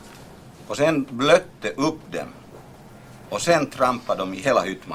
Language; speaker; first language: Swedish; native; Swedish